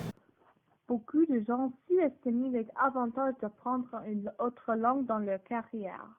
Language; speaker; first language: French; non-native, learner; English